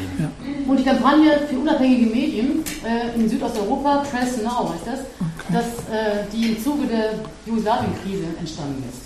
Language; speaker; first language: German; native; German